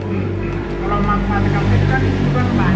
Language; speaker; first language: Indonesian; non-native, learner; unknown